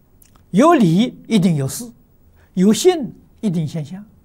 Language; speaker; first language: Chinese; native; Chinese